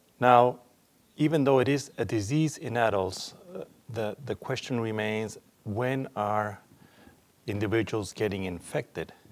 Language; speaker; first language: English; non-native, fluent; Spanish